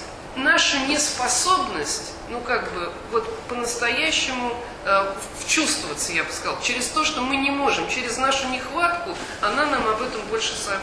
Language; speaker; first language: Russian; native; Russian